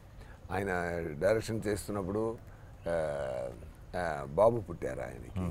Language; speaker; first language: Telugu; non-native, learner; Tamil